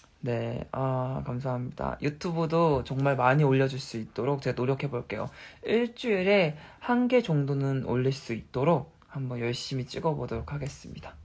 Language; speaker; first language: Korean; native; Korean